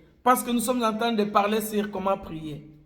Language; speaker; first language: French; non-native, local second language; Lingala